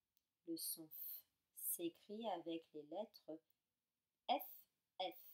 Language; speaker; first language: French; native; French